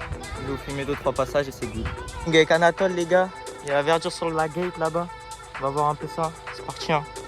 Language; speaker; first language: French; native; French